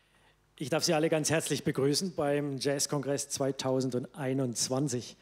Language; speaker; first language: German; native; German